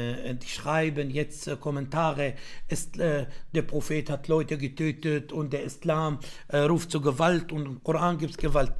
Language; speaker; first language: German; non-native, fluent; Arabic